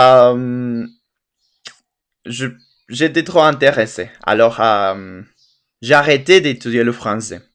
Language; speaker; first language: French; non-native, fluent; Spanish